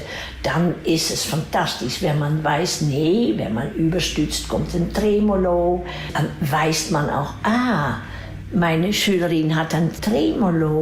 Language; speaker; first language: German; non-native, fluent; Dutch